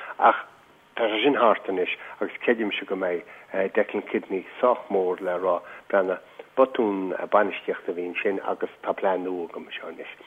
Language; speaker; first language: Irish; native; Irish